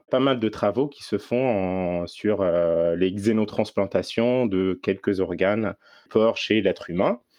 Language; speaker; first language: French; non-native, local second language; Arabic